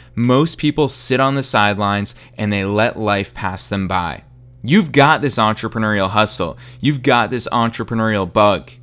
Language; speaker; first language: English; native; English